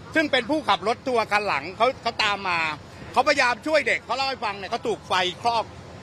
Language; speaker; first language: Thai; native; Thai